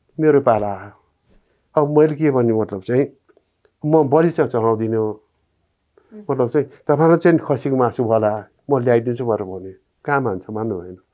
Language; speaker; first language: Nepali; non-native, local second language; Newari